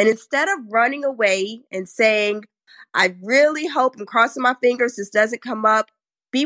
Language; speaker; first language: English; native; English